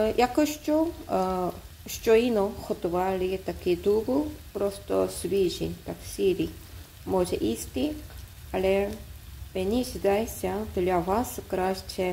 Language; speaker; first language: Ukrainian; non-native, learner; Korean